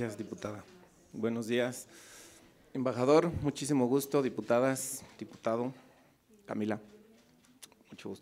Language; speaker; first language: Spanish; native; Spanish